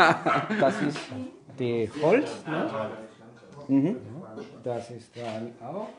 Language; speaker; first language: German; non-native, learner; Spanish